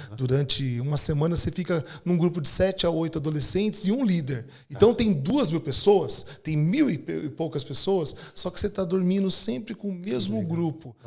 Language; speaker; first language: Portuguese; native; Portuguese